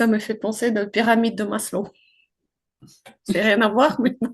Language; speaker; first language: French; non-native, fluent; Ukrainian